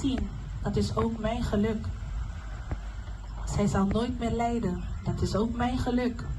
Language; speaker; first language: Dutch; non-native, local second language; Papiamento